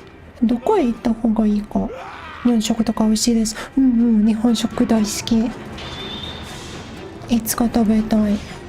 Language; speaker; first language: Japanese; non-native, learner; English